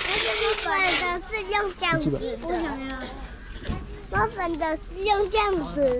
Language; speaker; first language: Chinese; early bilingual, heritage; Chinese